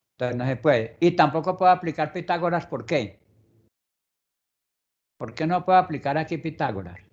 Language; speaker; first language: Spanish; native; Spanish